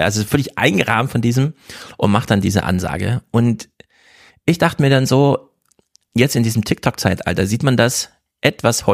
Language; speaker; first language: German; native; German